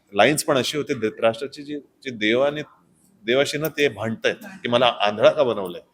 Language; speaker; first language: Marathi; non-native, fluent; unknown